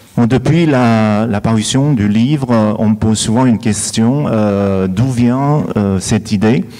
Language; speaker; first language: French; non-native, fluent; Chinese